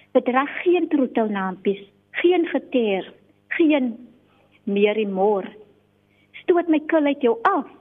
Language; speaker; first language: Afrikaans; native; Afrikaans